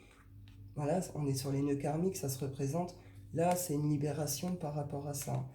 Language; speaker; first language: French; native; French